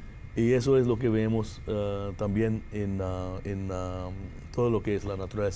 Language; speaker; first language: Spanish; non-native, fluent; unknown